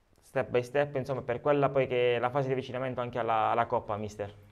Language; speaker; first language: Italian; native; Italian